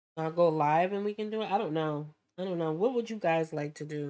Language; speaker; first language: English; native; English